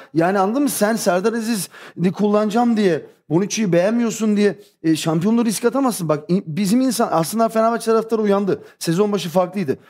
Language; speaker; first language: Turkish; early bilingual, heritage; Turkish